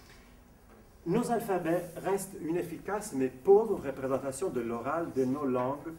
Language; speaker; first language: French; non-native, fluent; Italian